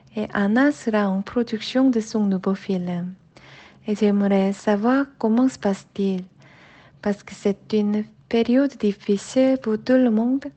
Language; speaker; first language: French; non-native, fluent; Korean